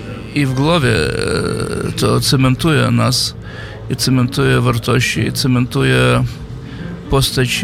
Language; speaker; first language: Polish; non-native, fluent; Yiddish